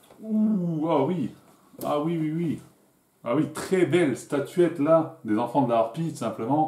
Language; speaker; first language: French; native; French